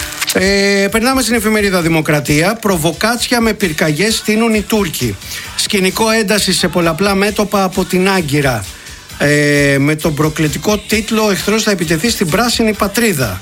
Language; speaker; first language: Greek; native; Greek